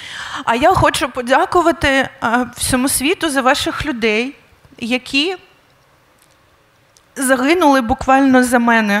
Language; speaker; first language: Ukrainian; native; Ukrainian